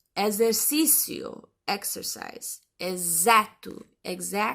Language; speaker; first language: Portuguese; non-native, learner; English